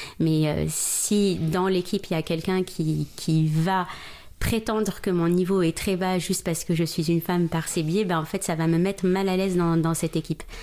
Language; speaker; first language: French; non-native, local second language; Arabic